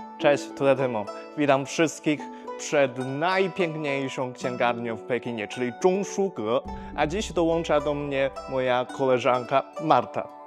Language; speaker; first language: Polish; non-native, fluent; Chinese